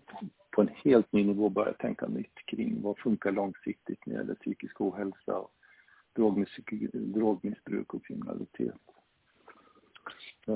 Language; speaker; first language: Swedish; native; Swedish